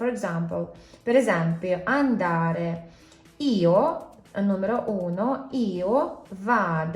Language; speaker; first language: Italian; non-native, fluent; English